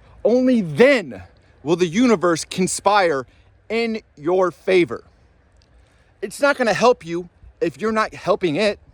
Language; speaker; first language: English; native; English